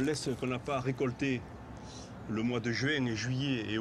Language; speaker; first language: French; native; French